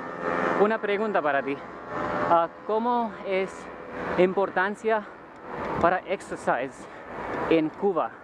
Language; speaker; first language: Spanish; non-native, learner; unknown